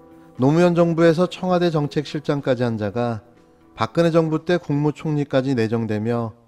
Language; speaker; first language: Korean; native; Korean